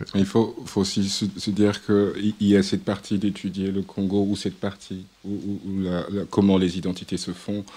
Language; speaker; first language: French; non-native, local second language; Swahili